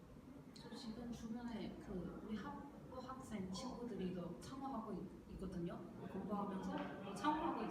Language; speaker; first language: Korean; non-native, learner; Chinese